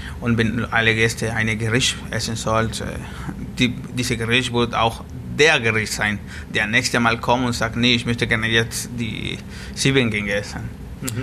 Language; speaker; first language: German; non-native, learner; Spanish